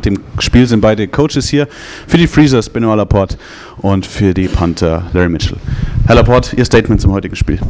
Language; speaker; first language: German; native; German